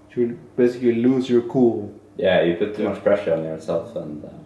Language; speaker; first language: English; non-native, fluent; German